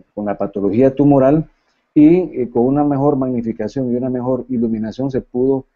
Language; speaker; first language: Spanish; native; Spanish